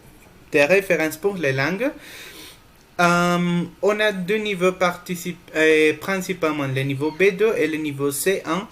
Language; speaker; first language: French; non-native, fluent; Spanish